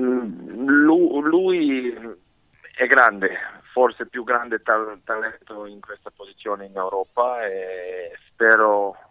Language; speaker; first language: Italian; non-native, fluent; Serbian